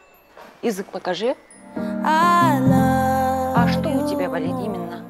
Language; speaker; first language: Russian; non-native, local second language; Kazakh